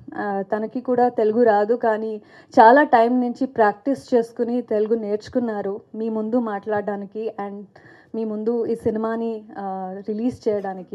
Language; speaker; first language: Telugu; non-native, fluent; Kannada